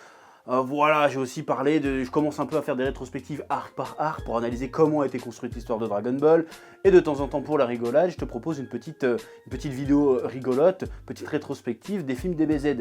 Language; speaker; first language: French; native; French